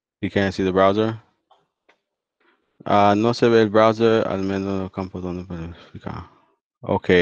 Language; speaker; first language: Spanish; early bilingual, heritage; Spanish